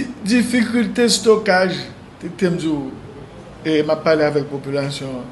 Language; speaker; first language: French; non-native, local second language; Haitian Creole